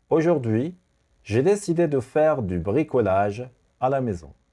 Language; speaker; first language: French; non-native, fluent; Persian